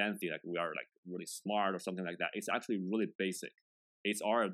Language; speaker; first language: English; non-native, fluent; Chinese